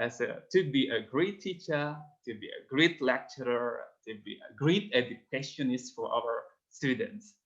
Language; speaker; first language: English; non-native, fluent; Indonesian